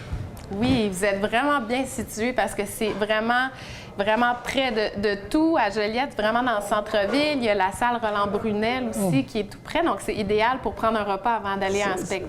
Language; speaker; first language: French; native; French